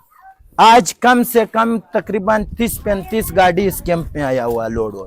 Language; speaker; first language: Hindi; non-native, local second language; Pashto